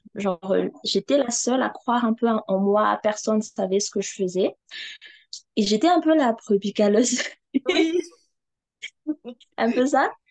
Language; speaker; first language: French; non-native, local second language; Malagasy